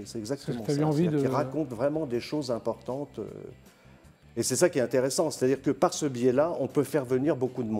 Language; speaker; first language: French; native; French